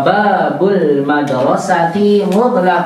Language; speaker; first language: Arabic; non-native, fluent; Indonesian